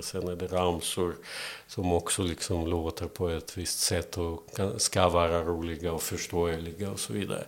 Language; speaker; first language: Swedish; non-native, fluent; Belarusian